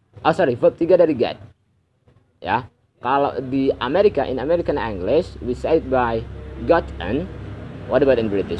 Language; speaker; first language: English; non-native, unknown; Indonesian